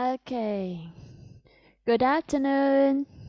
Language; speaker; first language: English; non-native, fluent; Vietnamese